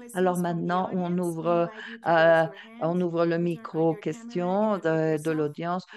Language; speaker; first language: French; non-native, fluent; Portuguese